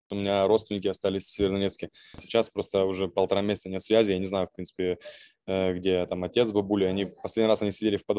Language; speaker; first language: Ukrainian; non-native, local second language; Russian